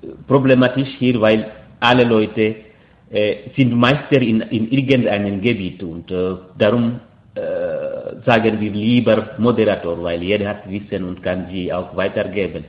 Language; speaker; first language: German; non-native, fluent; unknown